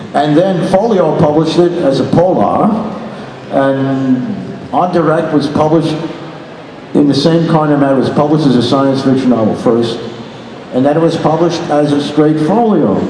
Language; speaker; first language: English; native; English